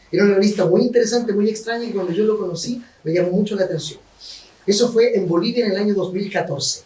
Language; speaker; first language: Spanish; native; Spanish